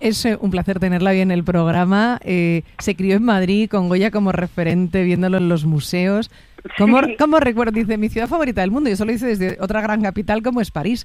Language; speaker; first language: Spanish; native; Spanish